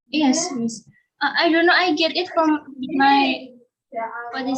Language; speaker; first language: English; non-native, learner; Indonesian